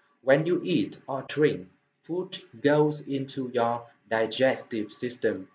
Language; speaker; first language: English; non-native, fluent; Vietnamese